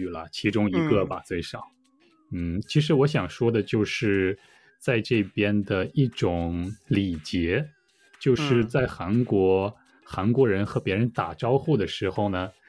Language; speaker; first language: Chinese; native; Chinese